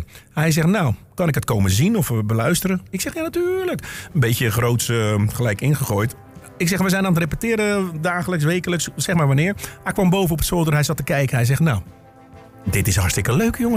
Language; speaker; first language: Dutch; native; Dutch